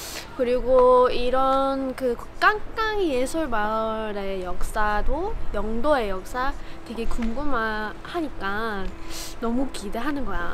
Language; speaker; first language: Korean; non-native, learner; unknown